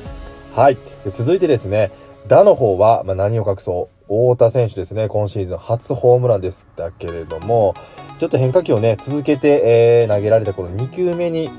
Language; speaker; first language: Japanese; native; Japanese